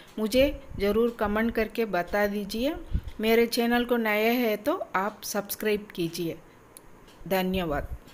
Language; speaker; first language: Hindi; non-native, local second language; Tamil